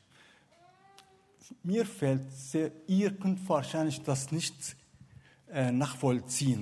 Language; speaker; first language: German; non-native, fluent; Arabic